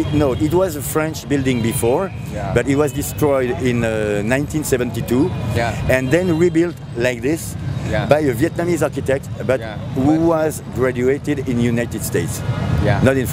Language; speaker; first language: English; non-native, fluent; French